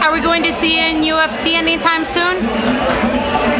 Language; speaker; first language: English; native; English